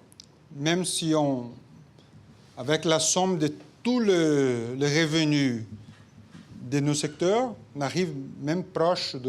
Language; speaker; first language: French; non-native, fluent; Portuguese